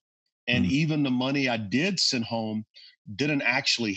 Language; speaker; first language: English; native; English